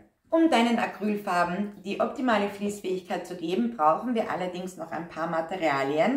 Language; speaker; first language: German; native; German